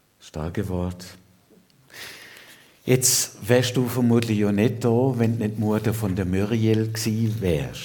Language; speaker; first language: German; native; German